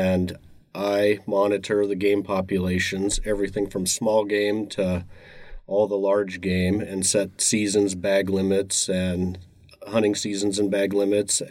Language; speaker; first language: English; native; English